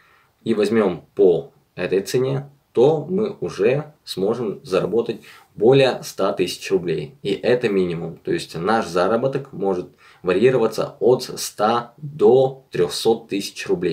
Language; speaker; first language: Russian; native; Russian